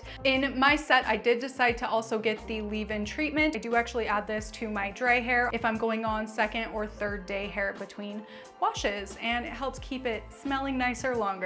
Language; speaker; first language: English; native; English